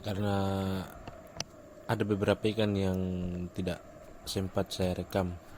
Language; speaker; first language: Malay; non-native, local second language; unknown